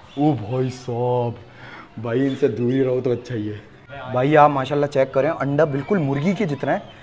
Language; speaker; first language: Urdu; native; Urdu